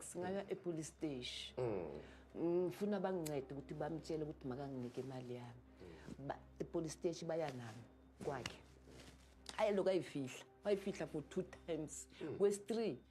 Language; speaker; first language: Zulu; native; Zulu